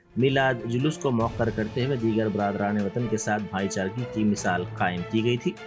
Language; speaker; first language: Hindi; non-native, local second language; Urdu